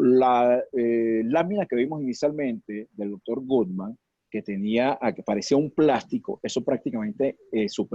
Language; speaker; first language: Spanish; native; Spanish